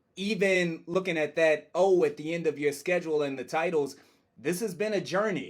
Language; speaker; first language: English; native; English